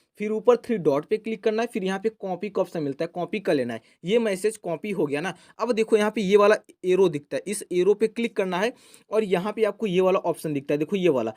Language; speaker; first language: Hindi; native; Hindi